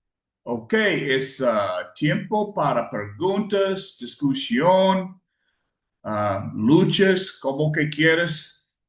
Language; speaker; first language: Spanish; non-native, learner; English